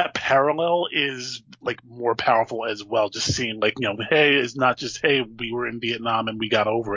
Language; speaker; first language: English; native; English